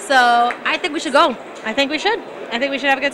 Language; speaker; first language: English; native; English